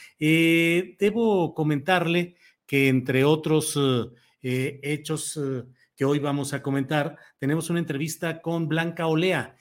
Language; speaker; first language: Spanish; native; Spanish